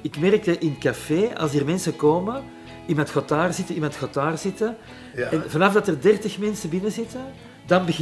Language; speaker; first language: Dutch; native; Dutch